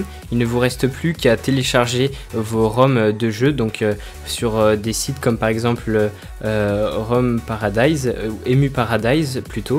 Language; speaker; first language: French; native; French